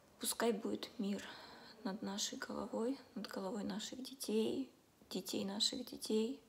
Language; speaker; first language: Russian; native; Russian